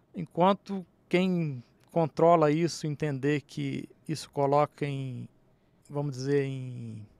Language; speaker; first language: Portuguese; native; Portuguese